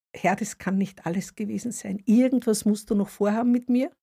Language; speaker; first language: German; native; German